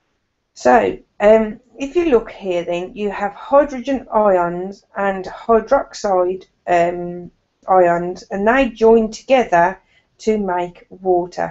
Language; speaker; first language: English; native; English